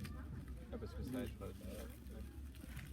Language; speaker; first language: French; native; French